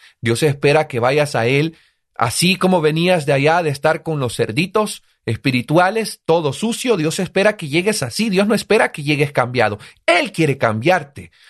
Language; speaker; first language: Spanish; native; Spanish